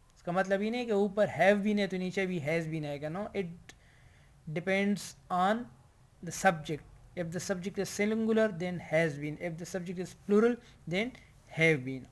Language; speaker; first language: Urdu; native; Urdu